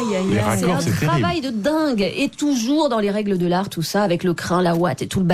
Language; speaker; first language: French; native; French